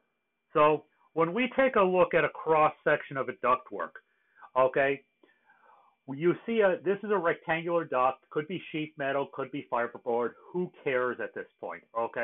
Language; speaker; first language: English; native; English